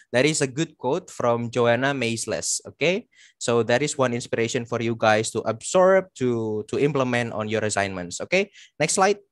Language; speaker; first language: English; non-native, fluent; Indonesian